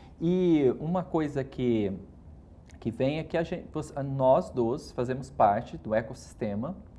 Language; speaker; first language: Portuguese; native; Portuguese